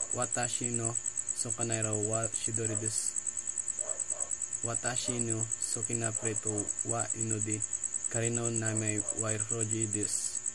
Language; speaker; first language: Japanese; non-native, learner; Filipino